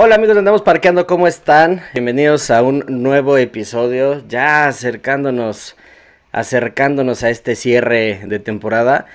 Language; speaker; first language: Spanish; native; Spanish